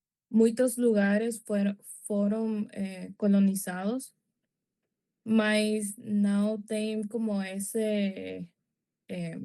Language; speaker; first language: Portuguese; non-native, learner; Spanish